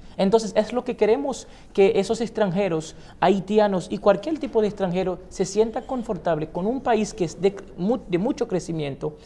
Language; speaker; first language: Spanish; non-native, fluent; Haitian Creole